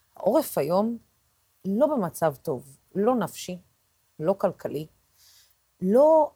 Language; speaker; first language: Hebrew; non-native, local second language; Arabic